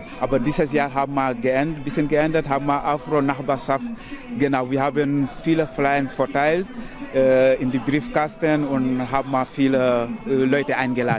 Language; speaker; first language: German; non-native, learner; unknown